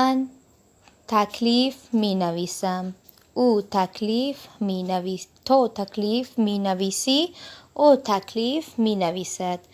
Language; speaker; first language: Persian; non-native, fluent; Urdu